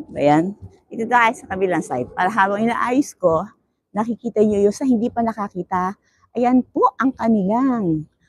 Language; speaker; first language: Filipino; native; Filipino